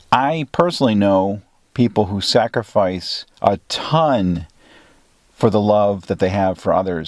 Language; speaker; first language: English; native; English